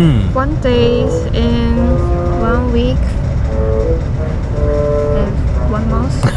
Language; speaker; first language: English; non-native, learner; Chinese